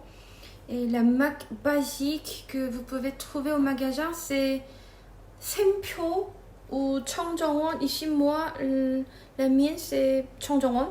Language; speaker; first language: French; non-native, fluent; Korean